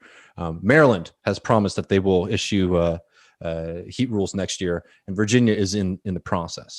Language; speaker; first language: English; native; English